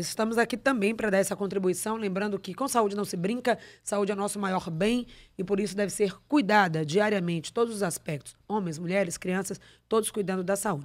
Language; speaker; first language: Portuguese; native; Portuguese